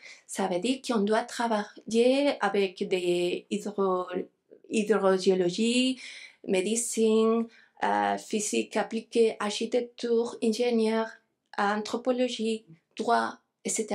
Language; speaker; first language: French; non-native, fluent; Spanish